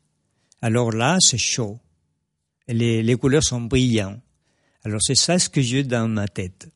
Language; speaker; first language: French; non-native, fluent; Spanish